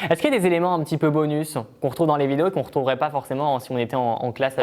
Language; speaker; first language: French; native; French